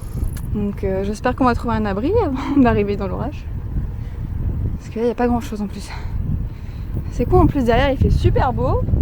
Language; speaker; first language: French; native; French